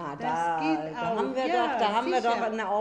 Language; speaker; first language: German; native; German